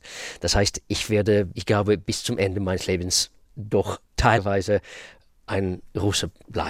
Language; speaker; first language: German; non-native, fluent; Russian